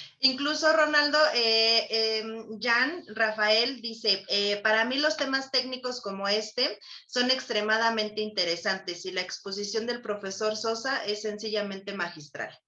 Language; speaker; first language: Spanish; native; Spanish